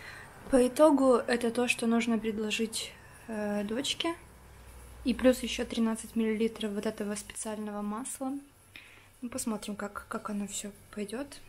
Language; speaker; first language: Russian; native; Russian